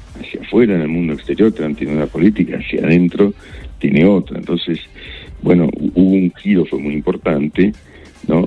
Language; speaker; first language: Spanish; native; Spanish